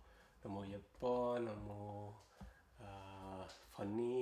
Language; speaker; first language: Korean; non-native, learner; Italian